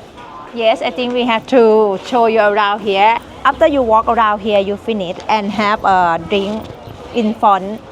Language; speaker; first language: English; non-native, learner; Thai